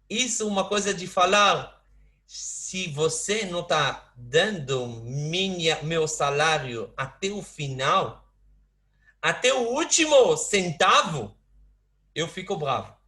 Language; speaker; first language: Portuguese; non-native, fluent; Hebrew